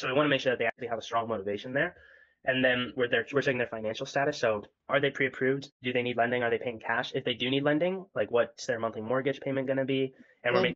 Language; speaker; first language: English; native; English